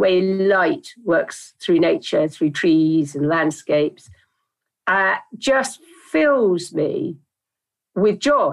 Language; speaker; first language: English; native; English